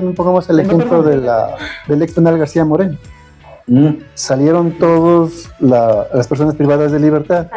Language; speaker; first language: Spanish; native; Spanish